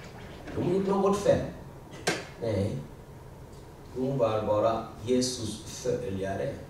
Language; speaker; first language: Swedish; non-native, fluent; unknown